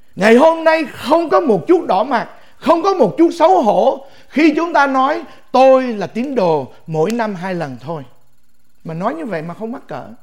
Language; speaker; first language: Vietnamese; native; Vietnamese